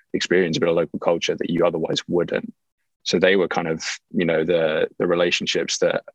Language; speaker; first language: English; native; English